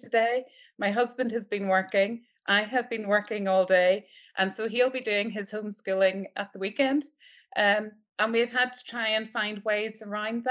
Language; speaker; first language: English; native; English